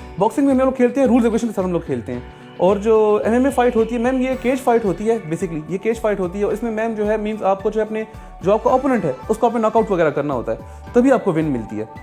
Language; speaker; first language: Urdu; non-native, local second language; Pashto